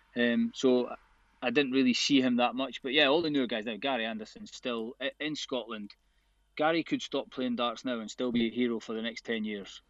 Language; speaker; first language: English; native; English